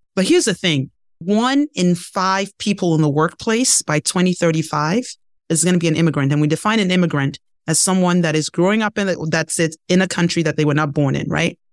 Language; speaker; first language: English; non-native, local second language; Ibibio